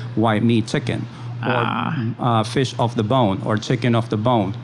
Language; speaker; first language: English; early bilingual, other home language; Spanish